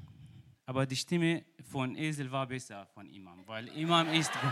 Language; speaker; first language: German; non-native, learner; Kurdish